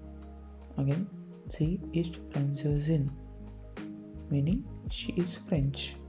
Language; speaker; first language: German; non-native, fluent; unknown